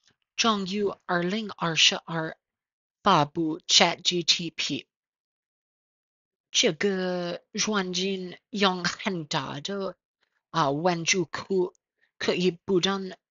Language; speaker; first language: Chinese; non-native, learner; English